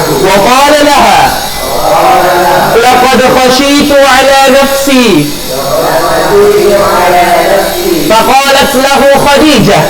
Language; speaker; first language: Arabic; non-native, fluent; Indonesian